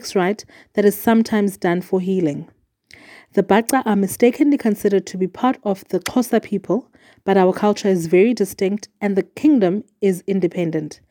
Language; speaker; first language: English; non-native, local second language; Xhosa